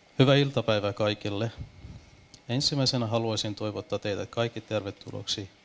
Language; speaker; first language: Finnish; non-native, fluent; Persian